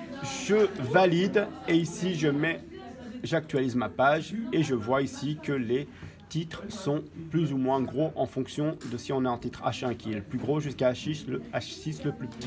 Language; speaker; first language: French; native; French